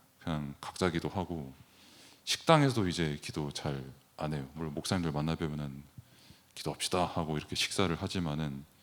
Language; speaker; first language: Korean; native; Korean